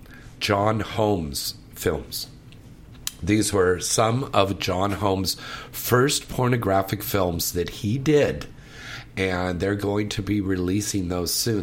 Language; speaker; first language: English; native; English